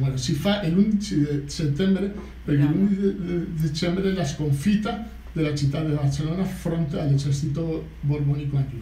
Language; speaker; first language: Italian; non-native, fluent; Catalan